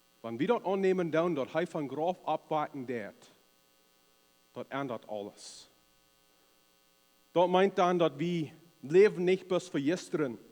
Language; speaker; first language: German; non-native, learner; Plautdietsch